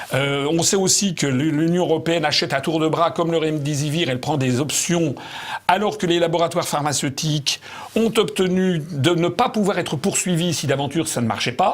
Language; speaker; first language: French; native; French